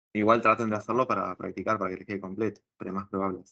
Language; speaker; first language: Spanish; native; Spanish